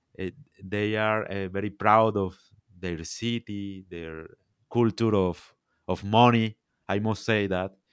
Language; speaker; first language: English; non-native, learner; Spanish